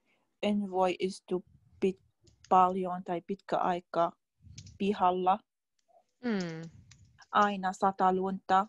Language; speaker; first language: Finnish; non-native, learner; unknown